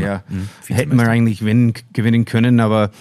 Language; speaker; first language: German; non-native, fluent; English